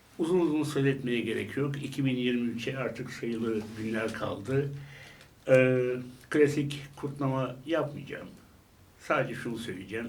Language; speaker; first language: Turkish; native; Turkish